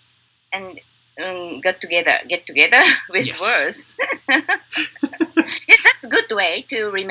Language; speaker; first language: English; non-native, learner; Japanese